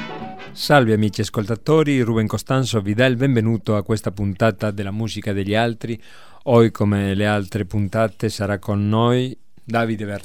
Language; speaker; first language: Italian; non-native, fluent; Spanish